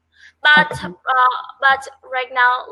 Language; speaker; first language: English; non-native, learner; Vietnamese